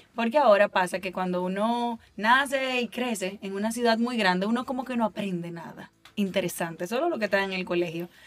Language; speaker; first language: Spanish; native; Spanish